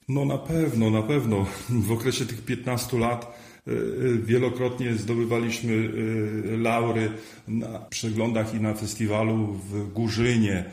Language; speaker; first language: Polish; native; Polish